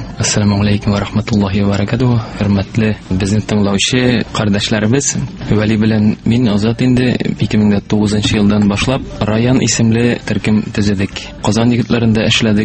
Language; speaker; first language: Tatar; native; Tatar